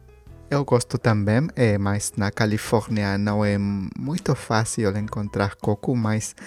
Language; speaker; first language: Portuguese; non-native, learner; Spanish